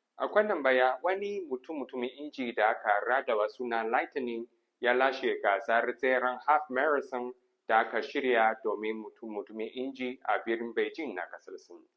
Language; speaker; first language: Hausa; non-native, fluent; Chinese